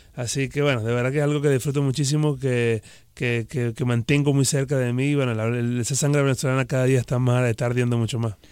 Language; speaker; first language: Spanish; native; Spanish